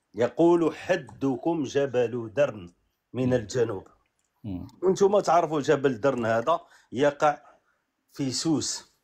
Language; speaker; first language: Arabic; native; Arabic